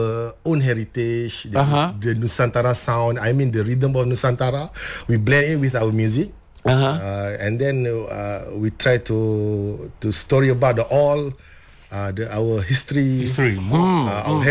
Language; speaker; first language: English; non-native, local second language; Malay